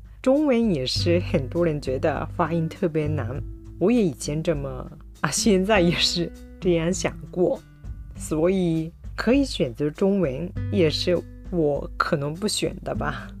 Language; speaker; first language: Chinese; non-native, fluent; Japanese